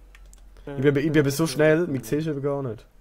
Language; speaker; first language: German; native; German